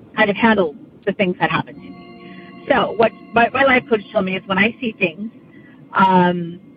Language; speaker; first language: English; native; English